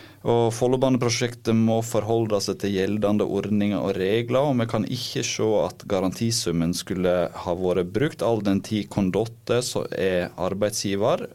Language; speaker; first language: Norwegian; native; Norwegian